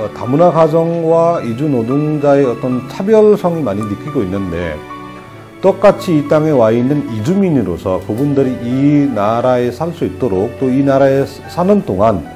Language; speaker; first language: Korean; non-native, fluent; Nepali